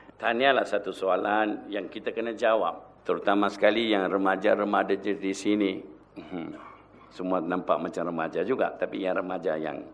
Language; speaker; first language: Malay; non-native, local second language; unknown